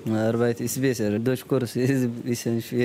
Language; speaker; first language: German; non-native, learner; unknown